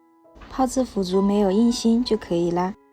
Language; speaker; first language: Chinese; native; Chinese